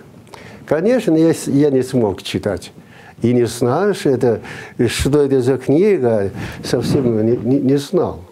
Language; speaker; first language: Russian; non-native, fluent; Chinese